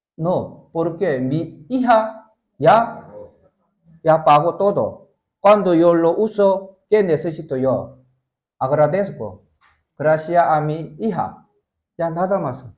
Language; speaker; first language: Spanish; non-native, learner; Korean